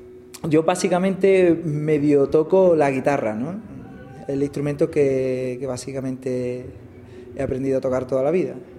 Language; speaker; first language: Spanish; native; Spanish